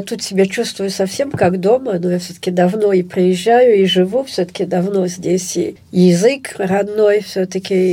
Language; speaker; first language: Russian; early bilingual, heritage; Russian